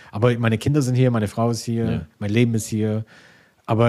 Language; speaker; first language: German; non-native, fluent; English